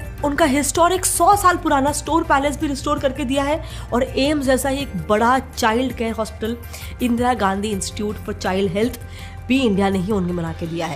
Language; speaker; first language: Hindi; native; Hindi